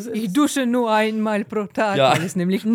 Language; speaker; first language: German; non-native, fluent; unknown